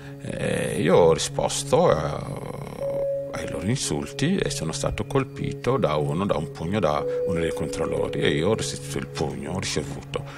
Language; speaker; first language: Italian; non-native, fluent; Wolof